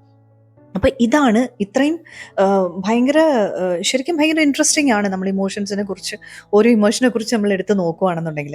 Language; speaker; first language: Malayalam; native; Malayalam